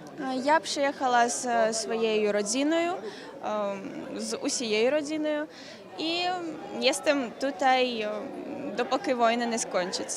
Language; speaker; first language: Polish; non-native, learner; Ukrainian